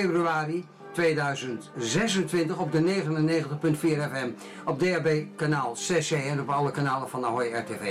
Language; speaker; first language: Dutch; native; Dutch